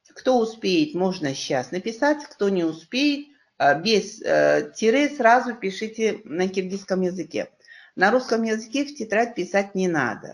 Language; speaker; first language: Russian; non-native, local second language; Kyrgyz